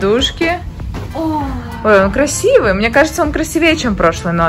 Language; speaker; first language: Russian; native; Russian